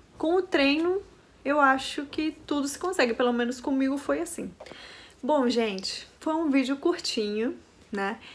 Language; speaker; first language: Portuguese; non-native, fluent; Spanish